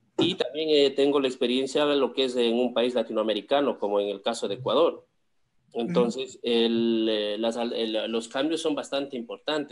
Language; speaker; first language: Spanish; native; Spanish